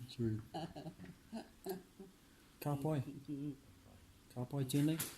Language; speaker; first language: Māori; non-native, learner; English